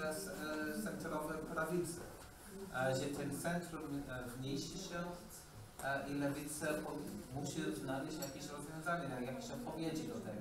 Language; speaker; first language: Polish; non-native, learner; English